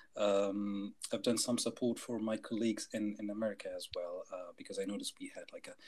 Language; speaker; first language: English; non-native, fluent; Arabic